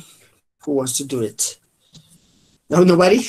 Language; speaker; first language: English; non-native, fluent; Spanish